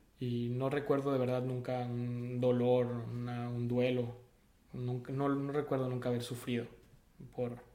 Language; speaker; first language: Spanish; native; Spanish